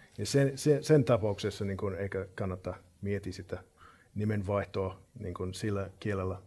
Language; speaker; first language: Finnish; non-native, fluent; English